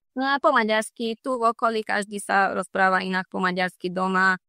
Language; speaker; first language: Slovak; non-native, local second language; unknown